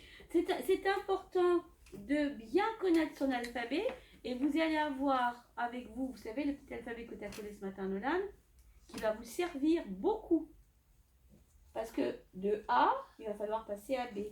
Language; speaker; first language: French; native; French